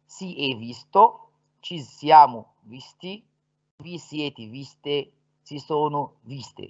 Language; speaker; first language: Italian; non-native, fluent; Arabic